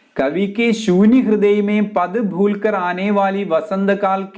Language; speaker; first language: Hindi; non-native, local second language; Malayalam